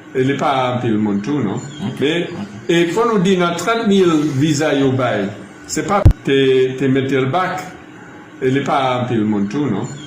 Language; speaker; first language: Haitian Creole; non-native, fluent; English